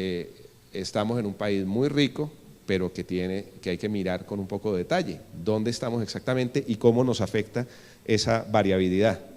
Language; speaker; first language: Spanish; native; Spanish